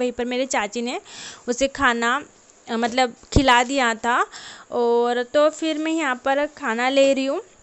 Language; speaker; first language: Hindi; non-native, local second language; Marathi